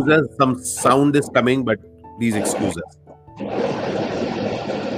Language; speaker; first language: English; non-native, local second language; Hindi